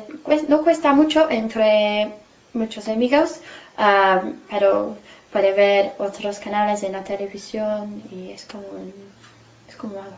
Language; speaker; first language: Spanish; non-native, fluent; English